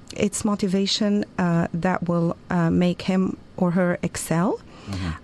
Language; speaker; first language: English; non-native, fluent; Arabic